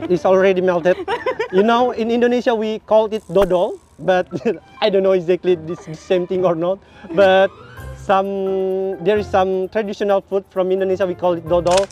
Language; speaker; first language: English; non-native, fluent; Indonesian